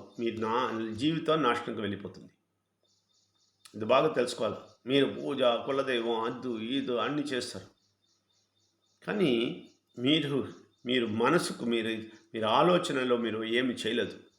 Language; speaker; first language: Telugu; non-native, fluent; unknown